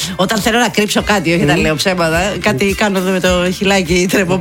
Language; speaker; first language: Greek; native; Greek